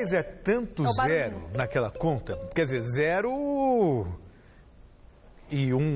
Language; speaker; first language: Portuguese; native; Portuguese